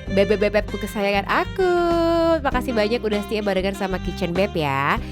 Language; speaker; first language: Indonesian; native; Indonesian